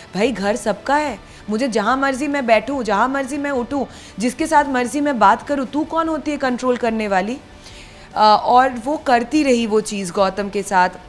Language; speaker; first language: Hindi; non-native, local second language; Bangla